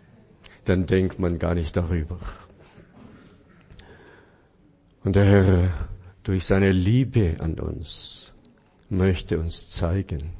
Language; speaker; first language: German; non-native, fluent; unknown